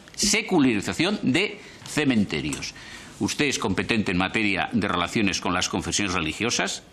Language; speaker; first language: Spanish; native; Spanish